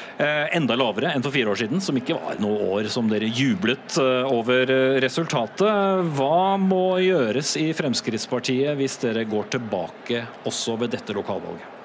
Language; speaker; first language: Norwegian; native; Norwegian